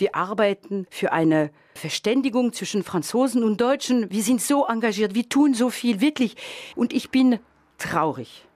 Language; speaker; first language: German; non-native, fluent; French